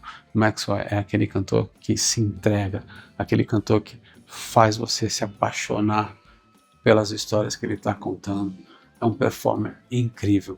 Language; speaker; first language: Portuguese; native; Portuguese